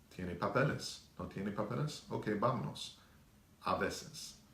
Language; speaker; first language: Spanish; non-native, learner; English